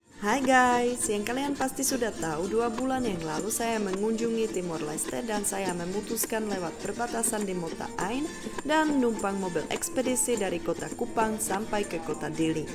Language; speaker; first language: Indonesian; non-native, fluent; Czech